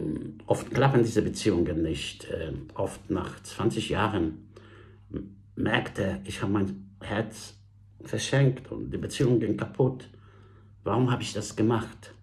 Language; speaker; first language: German; non-native, fluent; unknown